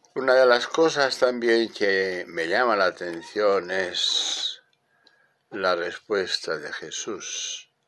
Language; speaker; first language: Spanish; native; Spanish